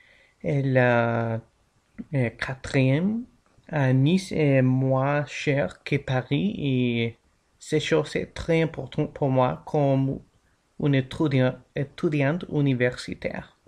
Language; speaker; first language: French; non-native, learner; English